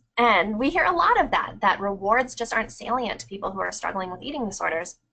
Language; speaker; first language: English; native; English